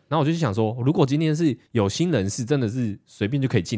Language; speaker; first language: Chinese; native; Chinese